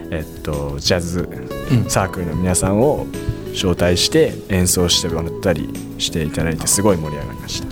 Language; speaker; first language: Japanese; native; Japanese